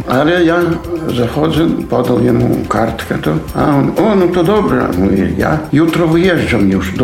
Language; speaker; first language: Polish; non-native, local second language; Belarusian